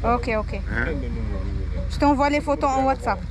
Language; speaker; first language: French; non-native, local second language; Arabic